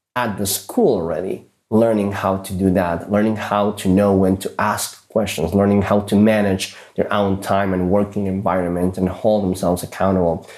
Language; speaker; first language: English; early bilingual, other home language; Spanish